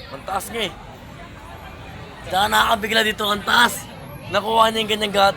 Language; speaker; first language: Filipino; native; Filipino